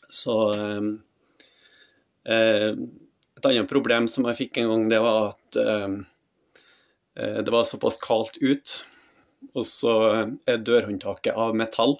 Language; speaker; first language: Norwegian; native; Norwegian